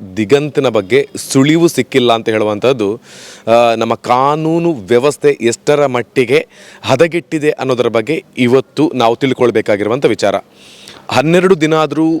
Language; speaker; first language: Kannada; native; Kannada